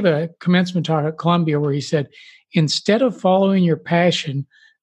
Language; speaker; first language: English; native; English